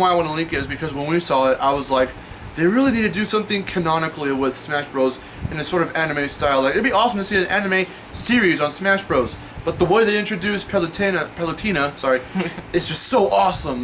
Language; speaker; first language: English; native; English